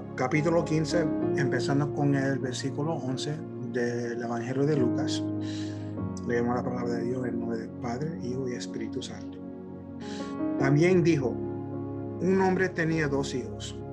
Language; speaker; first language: Spanish; early bilingual, heritage; Spanish